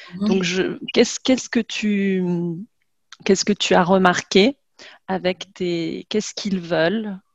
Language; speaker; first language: French; native; French